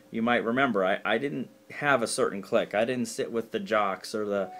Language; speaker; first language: English; native; English